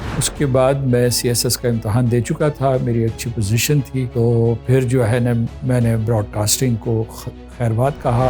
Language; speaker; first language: Urdu; non-native, local second language; Pahari-Potwari